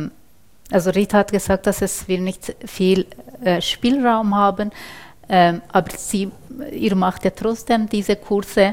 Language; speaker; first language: German; non-native, fluent; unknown